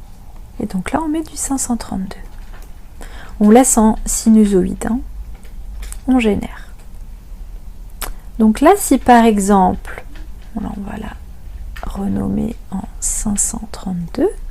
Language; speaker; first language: French; native; French